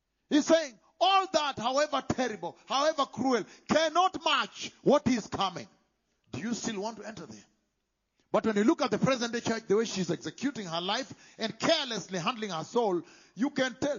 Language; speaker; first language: English; non-native, local second language; Luo (Kenya and Tanzania)